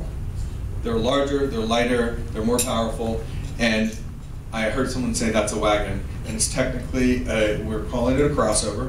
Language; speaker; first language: English; native; English